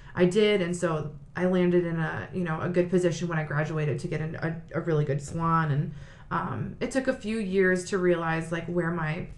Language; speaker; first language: English; native; English